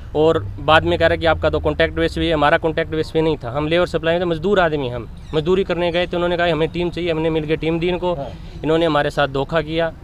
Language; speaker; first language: Hindi; native; Hindi